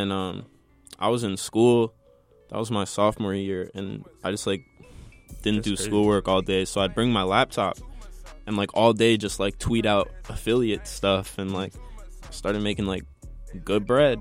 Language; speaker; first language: English; native; English